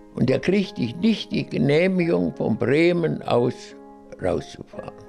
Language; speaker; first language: German; native; German